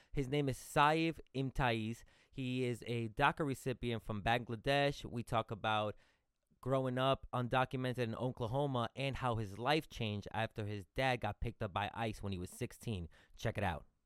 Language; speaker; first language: English; early bilingual, other home language; Spanish